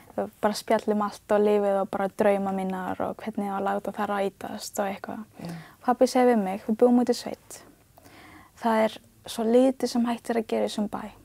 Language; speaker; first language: Icelandic; early bilingual, other home language; Ganda